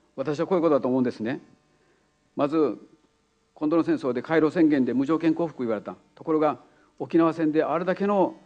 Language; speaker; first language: Japanese; native; Japanese